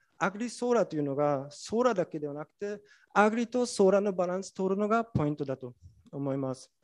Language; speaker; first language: Japanese; non-native, fluent; German